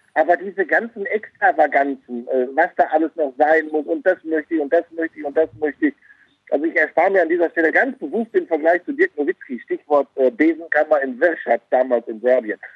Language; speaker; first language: German; native; German